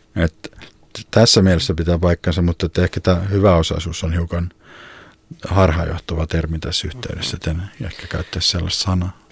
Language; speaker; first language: Finnish; native; Finnish